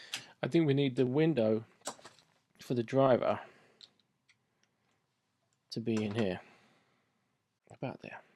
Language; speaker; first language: English; native; English